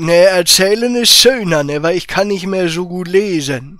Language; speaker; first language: German; native; German